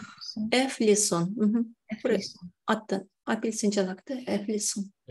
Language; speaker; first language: Japanese; non-native, fluent; Tatar